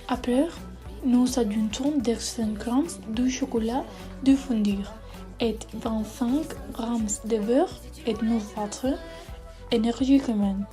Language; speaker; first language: French; non-native, learner; Spanish